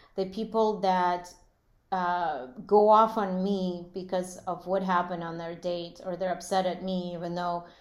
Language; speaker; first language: English; early bilingual, other home language; Latvian